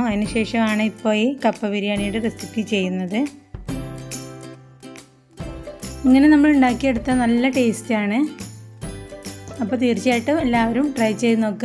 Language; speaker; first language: Malayalam; native; Malayalam